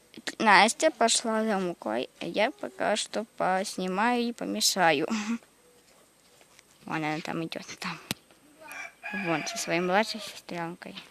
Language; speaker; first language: Russian; native; Russian